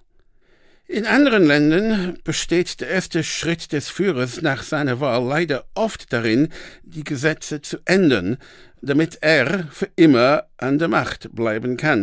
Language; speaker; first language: German; non-native, fluent; English